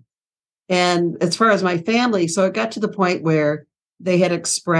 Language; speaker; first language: English; native; English